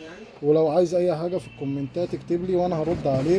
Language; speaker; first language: Arabic; native; Arabic